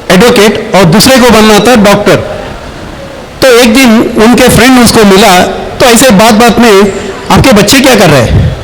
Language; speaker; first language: Hindi; non-native, local second language; Marathi